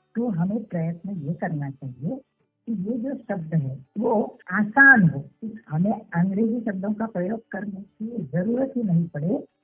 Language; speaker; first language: Hindi; non-native, local second language; Marathi